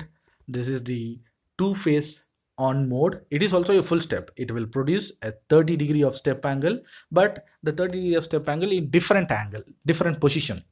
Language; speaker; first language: English; non-native, local second language; Tamil